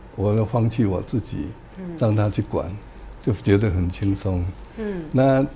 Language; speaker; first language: Chinese; native; Chinese